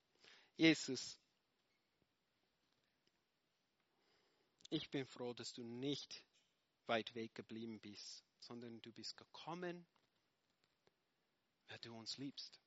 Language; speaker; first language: German; non-native, fluent; English